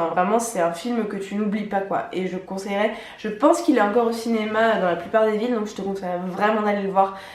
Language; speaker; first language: French; native; French